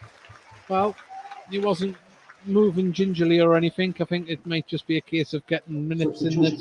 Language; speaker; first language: English; native; English